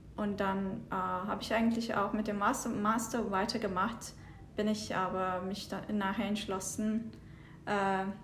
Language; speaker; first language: German; non-native, fluent; Turkish